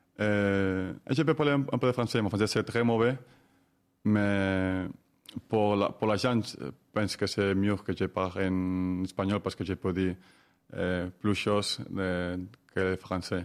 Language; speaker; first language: French; non-native, learner; Spanish